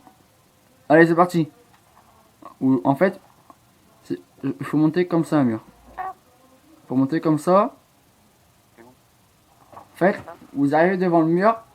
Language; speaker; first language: French; native; French